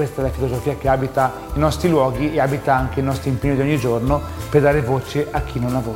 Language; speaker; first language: Italian; native; Italian